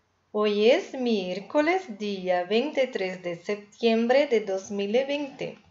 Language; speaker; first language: Spanish; non-native, fluent; Portuguese